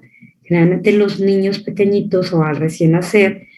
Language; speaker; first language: Spanish; native; Spanish